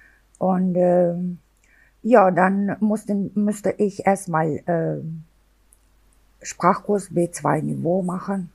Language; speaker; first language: German; non-native, local second language; Albanian